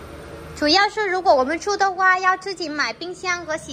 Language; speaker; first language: Chinese; non-native, fluent; Vietnamese